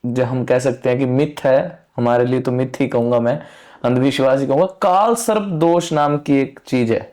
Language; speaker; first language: Hindi; non-native, local second language; Punjabi